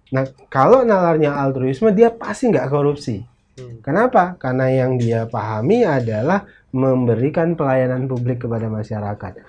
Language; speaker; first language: Indonesian; native; Indonesian